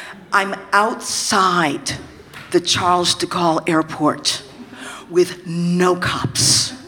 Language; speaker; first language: English; native; English